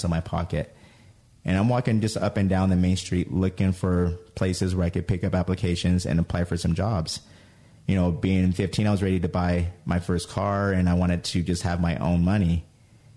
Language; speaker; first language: English; native; English